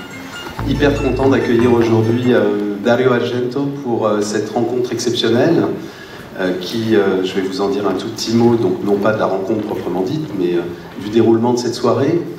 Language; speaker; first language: French; native; French